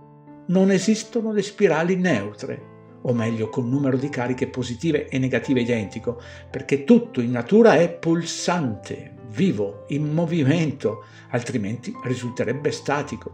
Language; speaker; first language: Italian; native; Italian